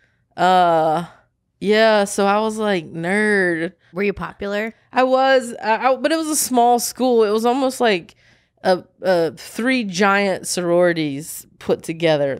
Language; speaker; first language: English; native; English